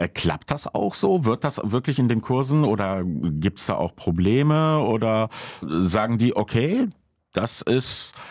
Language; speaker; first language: German; early bilingual, other home language; Polish